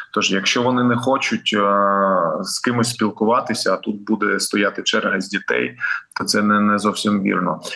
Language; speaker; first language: Ukrainian; non-native, local second language; Russian